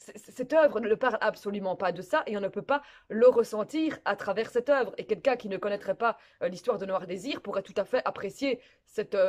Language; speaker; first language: French; native; French